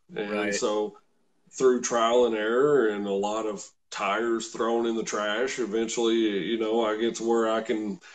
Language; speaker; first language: English; native; English